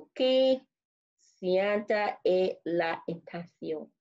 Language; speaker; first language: Spanish; non-native, learner; English